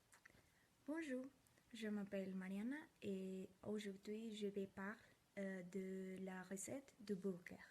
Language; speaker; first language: French; non-native, learner; Spanish